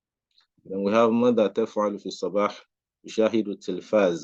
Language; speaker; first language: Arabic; non-native, fluent; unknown